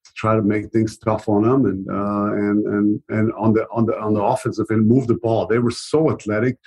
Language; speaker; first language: English; non-native, fluent; German